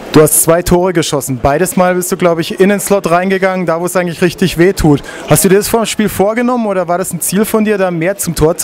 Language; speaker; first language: German; native; German